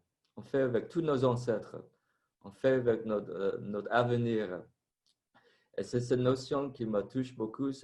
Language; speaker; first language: French; non-native, fluent; Vietnamese